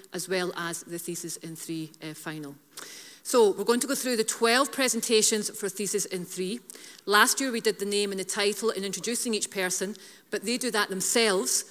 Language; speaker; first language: English; native; English